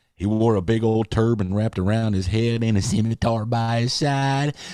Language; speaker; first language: English; native; English